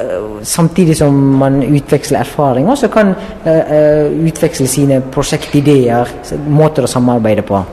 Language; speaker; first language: Norwegian; non-native, fluent; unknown